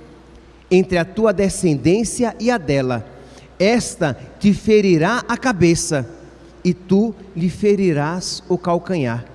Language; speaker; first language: Portuguese; native; Portuguese